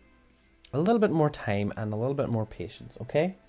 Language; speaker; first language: English; native; English